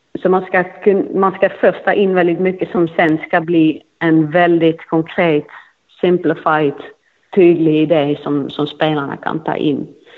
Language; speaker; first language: Swedish; non-native, fluent; Dutch